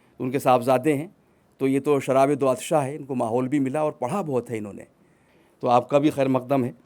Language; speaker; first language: Urdu; native; Urdu